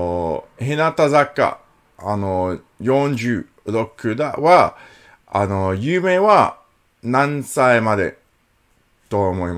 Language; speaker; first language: Japanese; non-native, learner; English